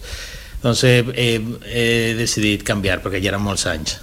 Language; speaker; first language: Catalan; non-native, learner; Spanish